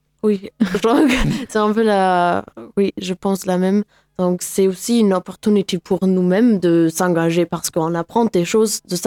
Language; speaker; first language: French; non-native, learner; German